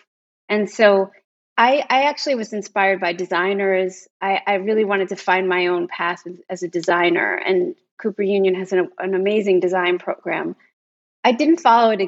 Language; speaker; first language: English; native; English